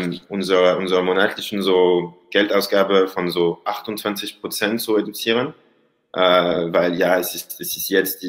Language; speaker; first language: German; non-native, learner; French